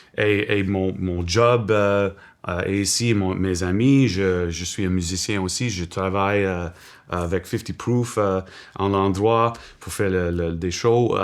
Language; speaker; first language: French; non-native, local second language; English